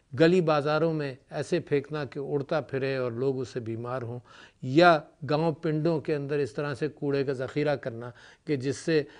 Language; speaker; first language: Urdu; native; Urdu